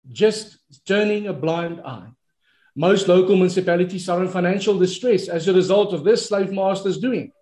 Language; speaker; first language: English; non-native, local second language; Afrikaans